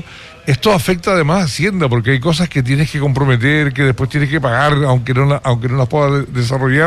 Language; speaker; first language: Spanish; native; Spanish